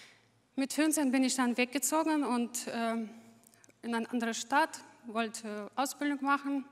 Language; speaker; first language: German; non-native, fluent; Russian